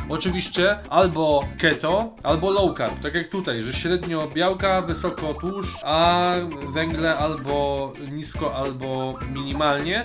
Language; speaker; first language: Polish; native; Polish